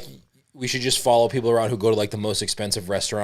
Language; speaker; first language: English; native; English